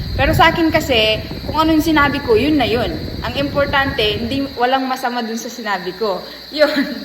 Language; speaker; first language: Filipino; non-native, local second language; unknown